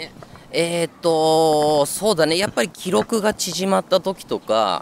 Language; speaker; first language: Japanese; native; Japanese